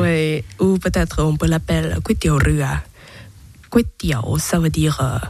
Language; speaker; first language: French; non-native, learner; Thai